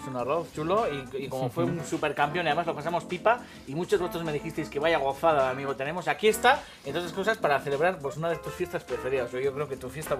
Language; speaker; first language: Spanish; native; Spanish